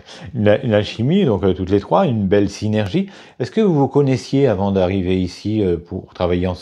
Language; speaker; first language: French; native; French